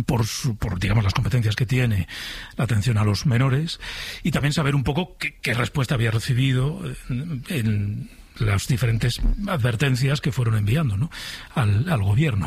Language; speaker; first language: Spanish; native; Spanish